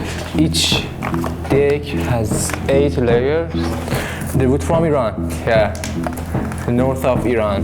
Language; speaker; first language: English; non-native, learner; Persian